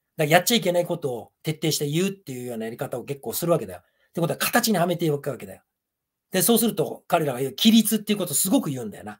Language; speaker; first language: Japanese; native; Japanese